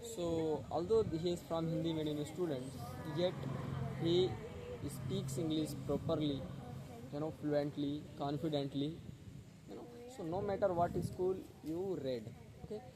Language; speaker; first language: English; non-native, local second language; Hindi